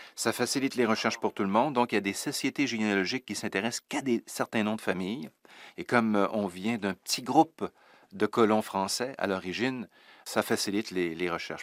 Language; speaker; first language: French; native; French